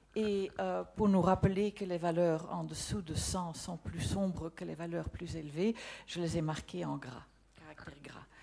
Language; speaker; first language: French; non-native, local second language; Dutch